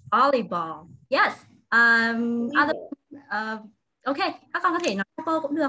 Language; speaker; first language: Vietnamese; native; Vietnamese